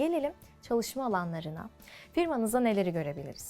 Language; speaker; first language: Turkish; native; Turkish